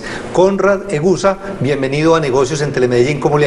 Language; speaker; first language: Spanish; native; Spanish